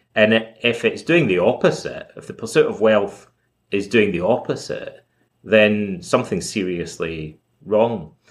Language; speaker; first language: English; native; English